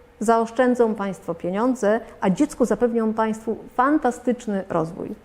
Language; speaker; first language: Polish; native; Polish